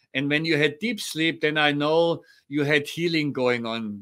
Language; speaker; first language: English; non-native, fluent; German